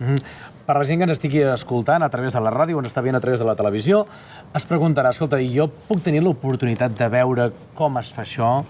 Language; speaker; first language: Catalan; native; Catalan